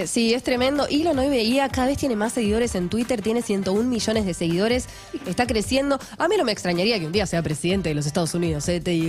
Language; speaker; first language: Spanish; native; Spanish